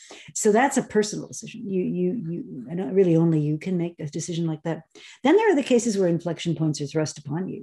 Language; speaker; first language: English; native; English